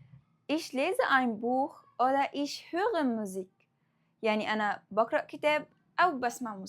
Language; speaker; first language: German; non-native, fluent; Arabic